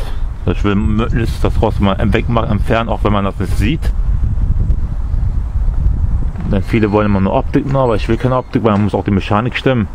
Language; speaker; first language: German; early bilingual, other home language; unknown